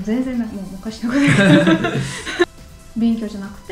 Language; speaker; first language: Japanese; non-native, fluent; Russian